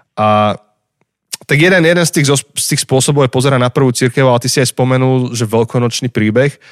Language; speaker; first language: Slovak; native; Slovak